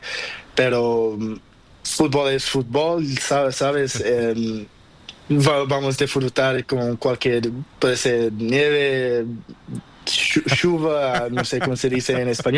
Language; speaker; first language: Spanish; non-native, learner; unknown